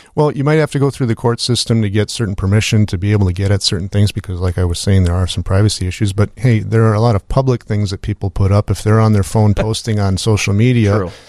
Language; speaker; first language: English; early bilingual, other home language; Ukrainian